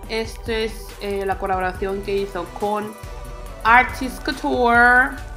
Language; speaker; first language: Spanish; native; Spanish